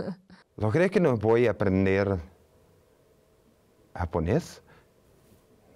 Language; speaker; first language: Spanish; non-native, fluent; Portuguese